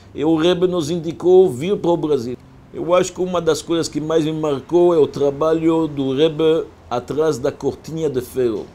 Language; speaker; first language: Portuguese; non-native, fluent; French